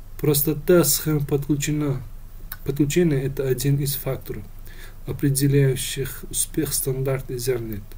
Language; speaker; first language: Russian; non-native, local second language; Uzbek